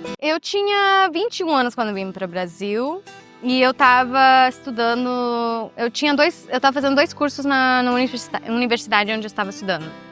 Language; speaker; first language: Portuguese; non-native, fluent; Spanish